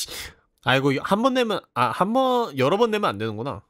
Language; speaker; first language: Korean; native; Korean